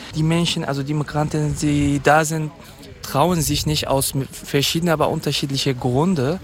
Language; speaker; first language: German; non-native, fluent; Kurdish